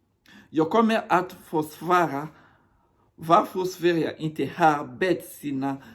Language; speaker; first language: Swedish; non-native, learner; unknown